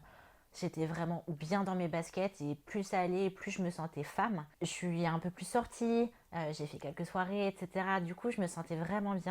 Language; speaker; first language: French; native; French